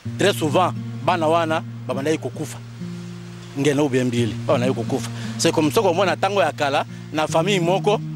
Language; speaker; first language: Lingala; non-native, local second language; Mongo